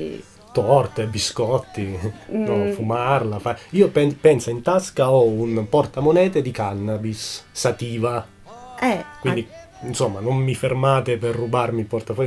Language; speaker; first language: Italian; native; Italian